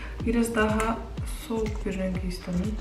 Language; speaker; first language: Turkish; non-native, fluent; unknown